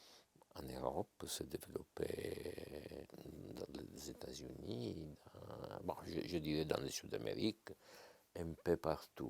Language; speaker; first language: French; non-native, fluent; Italian